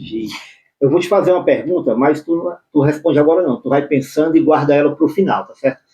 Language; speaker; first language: Portuguese; native; Portuguese